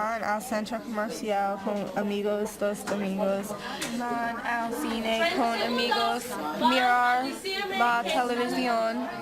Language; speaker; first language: Spanish; non-native, learner; English